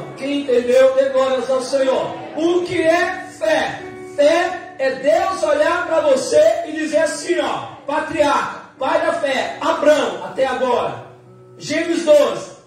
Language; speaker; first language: Portuguese; native; Portuguese